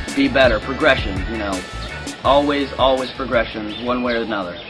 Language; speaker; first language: English; native; English